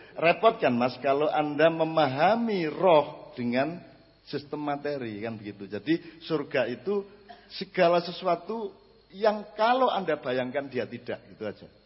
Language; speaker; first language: Indonesian; native; Indonesian